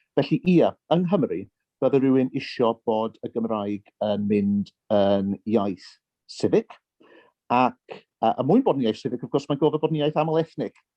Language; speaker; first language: Welsh; early bilingual, heritage; Welsh